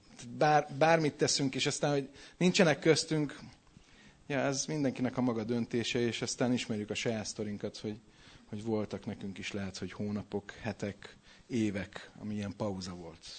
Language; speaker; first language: Hungarian; native; Hungarian